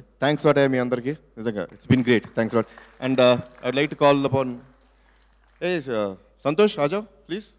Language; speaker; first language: Telugu; native; Telugu